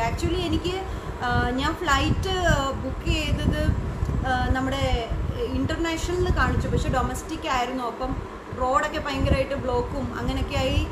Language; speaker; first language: Malayalam; early bilingual, heritage; Malayalam